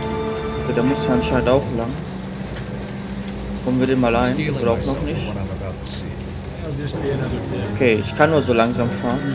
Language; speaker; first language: German; native; German